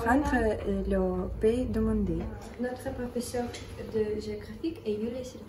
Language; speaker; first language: French; non-native, learner; Russian